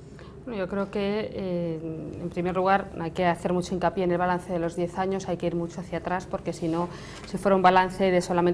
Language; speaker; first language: Spanish; native; Spanish